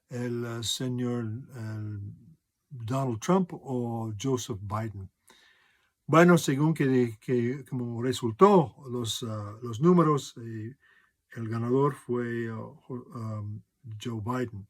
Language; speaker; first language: Spanish; non-native, fluent; English